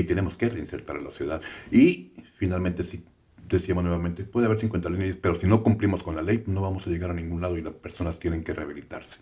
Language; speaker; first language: Spanish; native; Spanish